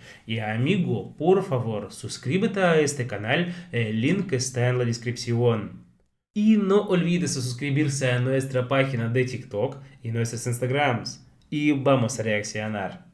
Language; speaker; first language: Spanish; non-native, fluent; Russian